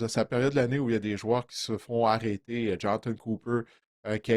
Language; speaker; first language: French; native; French